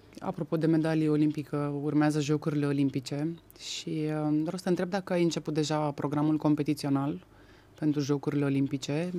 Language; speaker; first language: Romanian; native; Romanian